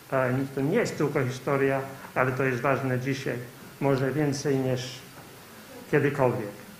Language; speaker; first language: Polish; early bilingual, heritage; Polish